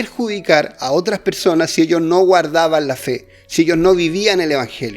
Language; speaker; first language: Spanish; native; Spanish